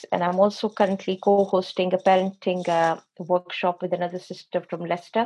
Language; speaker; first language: English; non-native, local second language; Urdu